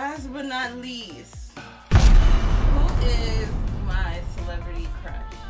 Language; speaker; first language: English; native; English